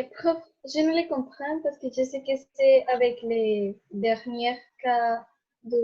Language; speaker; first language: French; non-native, learner; Spanish